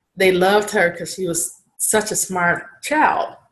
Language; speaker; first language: English; native; English